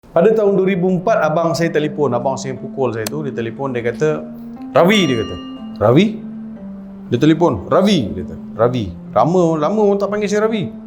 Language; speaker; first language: Malay; non-native, local second language; Tamil